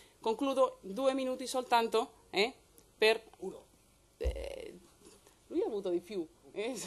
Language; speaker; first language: Italian; non-native, fluent; Spanish